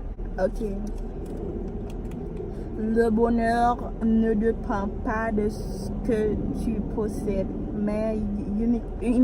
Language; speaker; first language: French; non-native, learner; Haitian Creole